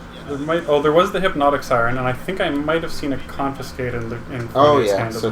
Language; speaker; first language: English; native; English